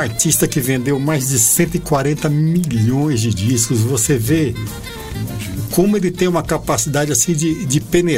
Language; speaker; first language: Portuguese; native; Portuguese